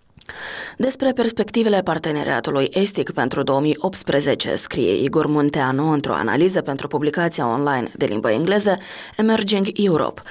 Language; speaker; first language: Romanian; native; Romanian